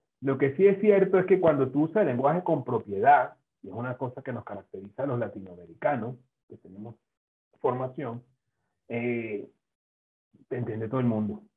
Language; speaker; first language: Spanish; native; Spanish